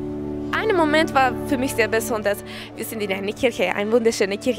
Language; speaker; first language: German; non-native, learner; Turkish